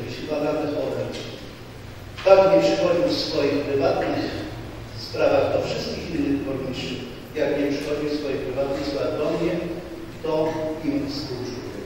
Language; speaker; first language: Polish; native; Polish